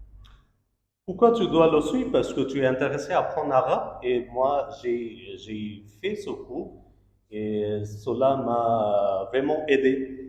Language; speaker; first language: French; non-native, learner; Bangla